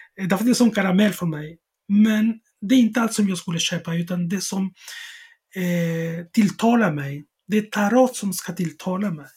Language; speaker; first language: Swedish; non-native, fluent; Spanish